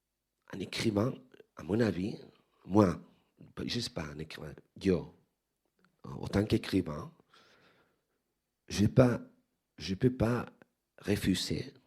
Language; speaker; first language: French; non-native, fluent; Spanish